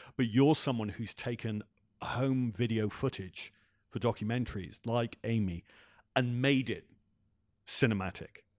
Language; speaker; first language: English; native; English